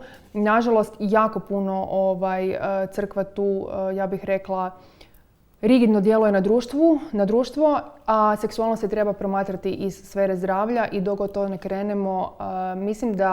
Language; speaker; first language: Croatian; native; Croatian